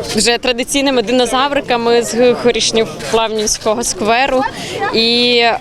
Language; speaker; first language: Ukrainian; native; Ukrainian